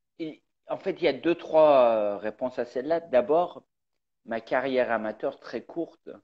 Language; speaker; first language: French; early bilingual, other home language; Persian